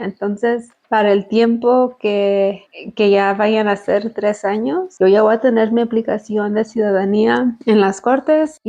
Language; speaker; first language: Spanish; early bilingual, heritage; Spanish